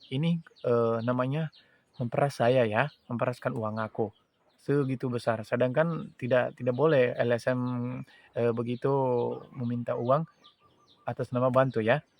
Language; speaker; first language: Indonesian; non-native, fluent; Urdu